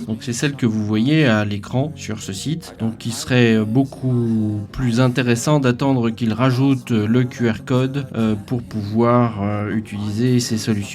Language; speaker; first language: French; native; French